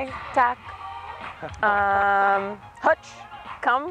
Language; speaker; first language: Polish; non-native, learner; English